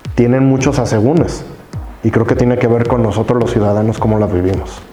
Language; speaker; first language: Spanish; native; Spanish